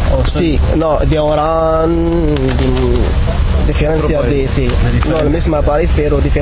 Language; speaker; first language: Spanish; non-native, learner; Arabic